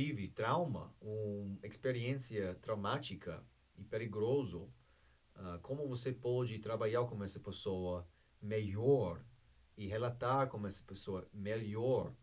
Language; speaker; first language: Portuguese; non-native, fluent; English